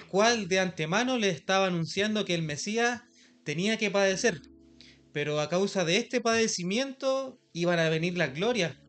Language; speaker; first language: Spanish; native; Spanish